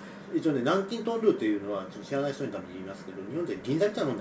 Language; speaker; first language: Japanese; native; Japanese